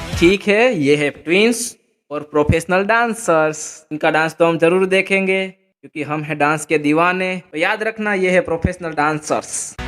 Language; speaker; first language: Hindi; native; Hindi